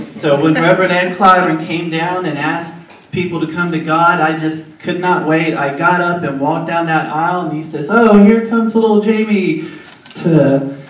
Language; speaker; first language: English; native; English